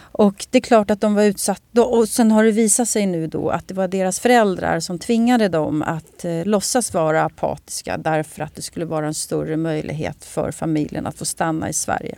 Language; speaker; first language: Swedish; native; Swedish